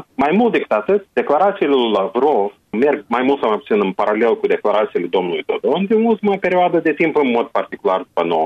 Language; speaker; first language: Romanian; native; Romanian